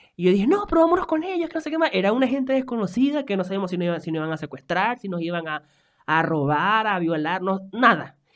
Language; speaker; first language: Spanish; native; Spanish